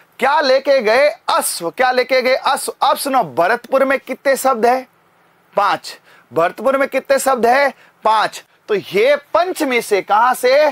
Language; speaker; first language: Hindi; native; Hindi